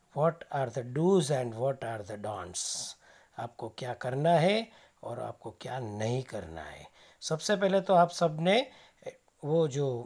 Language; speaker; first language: Hindi; non-native, local second language; Gujarati